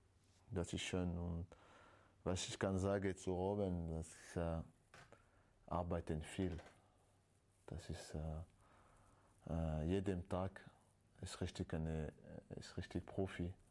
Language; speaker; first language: German; non-native, learner; French